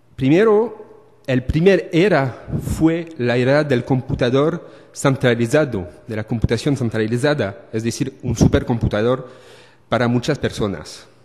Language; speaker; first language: Spanish; non-native, learner; French